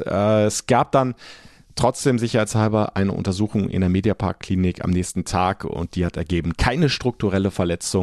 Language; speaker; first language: German; native; German